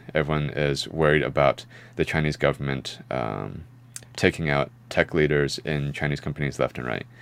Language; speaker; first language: English; native; English